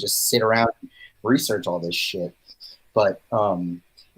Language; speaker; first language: English; native; English